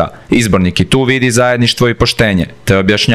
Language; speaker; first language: Croatian; native; Croatian